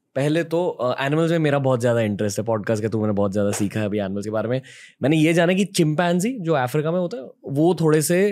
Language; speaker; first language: Hindi; native; Hindi